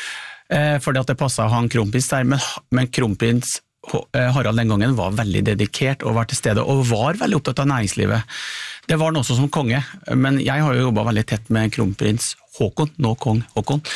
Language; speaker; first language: Norwegian; native; Norwegian